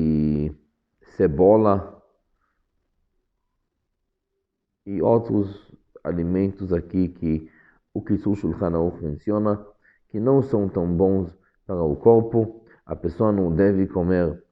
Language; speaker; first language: Portuguese; non-native, fluent; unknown